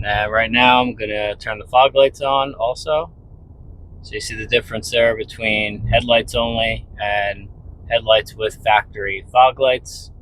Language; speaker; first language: English; native; English